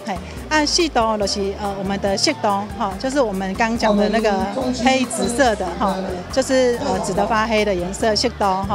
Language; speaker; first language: Chinese; non-native, local second language; Min Nan Chinese